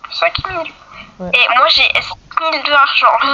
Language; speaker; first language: French; native; French